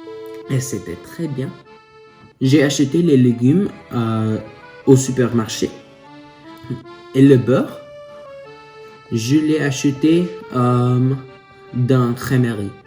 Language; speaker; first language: French; non-native, learner; English